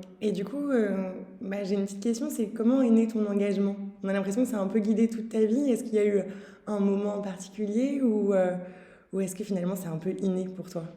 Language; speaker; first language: French; native; French